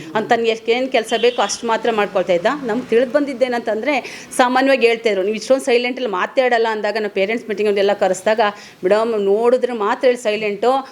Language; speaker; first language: Kannada; native; Kannada